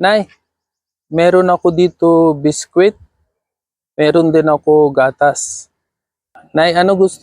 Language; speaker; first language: Filipino; non-native, learner; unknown